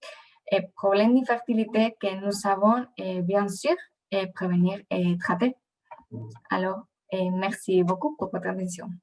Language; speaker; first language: French; non-native, fluent; Spanish